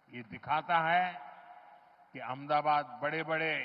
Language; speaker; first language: Hindi; non-native, local second language; Gujarati